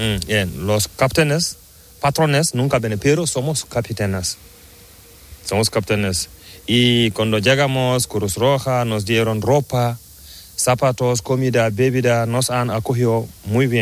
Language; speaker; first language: Spanish; non-native, learner; Fula